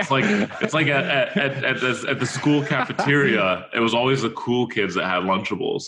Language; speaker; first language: English; native; English